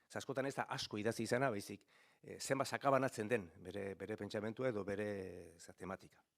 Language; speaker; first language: Basque; native; Basque